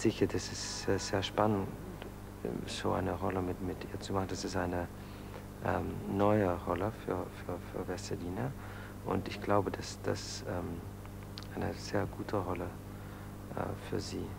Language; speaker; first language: German; non-native, fluent; English